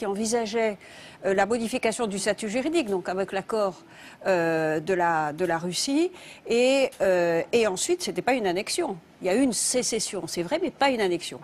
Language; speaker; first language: French; native; French